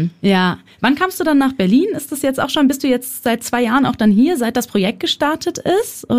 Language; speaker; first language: German; native; German